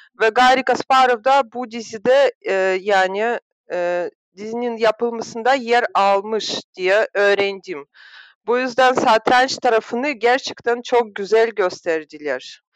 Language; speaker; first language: Turkish; non-native, fluent; Russian